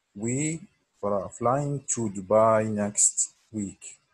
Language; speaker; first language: English; non-native, fluent; Arabic